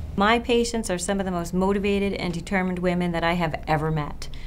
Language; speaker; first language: English; native; English